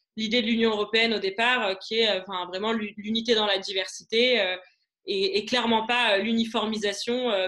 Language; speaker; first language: French; non-native, local second language; Arabic